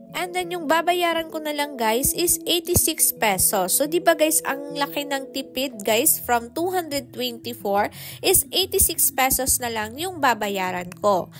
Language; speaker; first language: Filipino; non-native, local second language; Cebuano